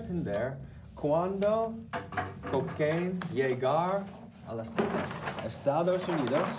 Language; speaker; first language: Spanish; non-native, learner; English